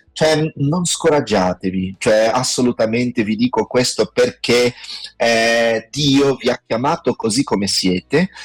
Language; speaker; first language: Italian; non-native, fluent; Portuguese